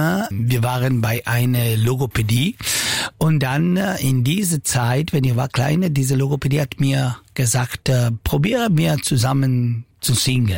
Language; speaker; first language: German; non-native, local second language; Italian